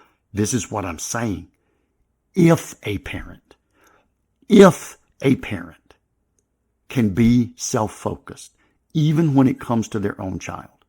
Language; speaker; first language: English; native; English